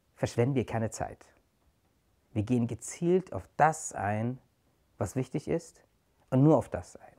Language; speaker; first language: German; non-native, fluent; Persian